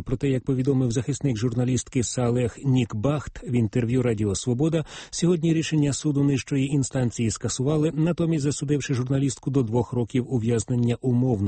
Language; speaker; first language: Ukrainian; native; Ukrainian